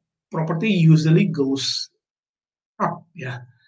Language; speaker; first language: English; non-native, fluent; Indonesian